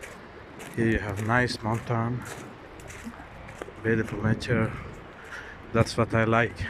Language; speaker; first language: English; non-native, learner; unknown